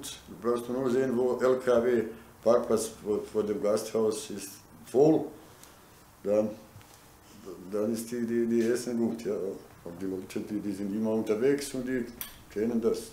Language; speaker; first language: German; non-native, learner; Bosnian